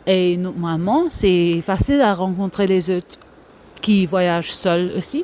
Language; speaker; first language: French; non-native, local second language; Morisyen